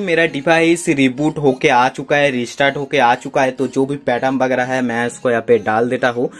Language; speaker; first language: Hindi; non-native, local second language; Bangla